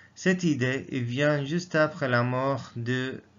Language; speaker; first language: French; non-native, local second language; Arabic